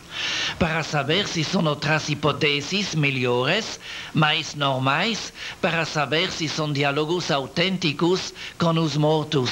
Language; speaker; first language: Portuguese; non-native, learner; French